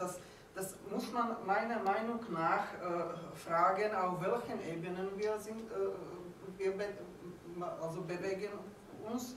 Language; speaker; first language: German; non-native, fluent; Slovak